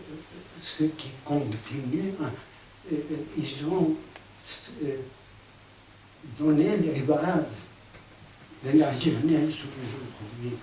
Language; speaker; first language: French; non-native, fluent; Spanish